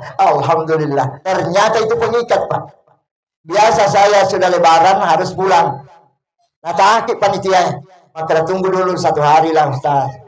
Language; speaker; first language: Indonesian; non-native, local second language; Buginese